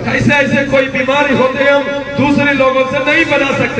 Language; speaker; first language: Hindi; non-native, local second language; Malayalam